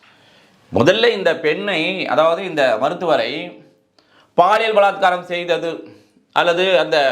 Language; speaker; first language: Tamil; native; Tamil